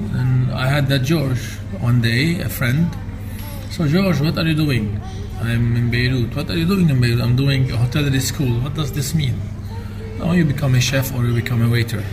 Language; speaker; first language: English; non-native, fluent; Arabic